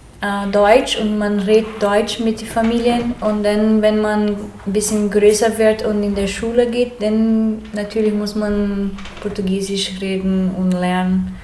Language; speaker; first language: German; early bilingual, heritage; German